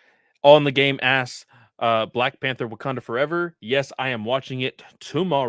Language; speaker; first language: English; native; English